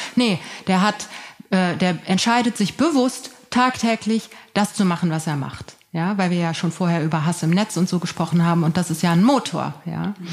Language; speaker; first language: German; early bilingual, other home language; Persian